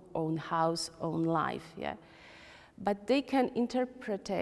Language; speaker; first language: English; non-native, learner; Polish